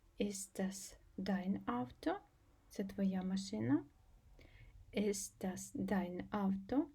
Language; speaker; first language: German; non-native, fluent; Ukrainian